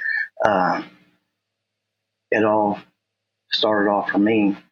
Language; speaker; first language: English; native; English